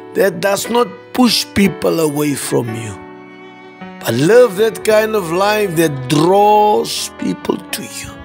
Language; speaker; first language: English; non-native, local second language; Afrikaans